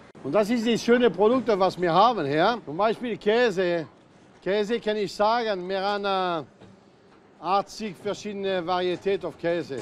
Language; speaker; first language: German; non-native, fluent; French